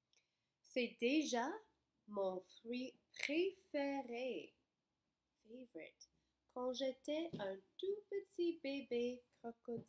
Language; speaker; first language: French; non-native, fluent; English